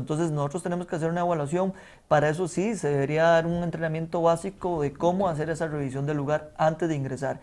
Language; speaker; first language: Spanish; native; Spanish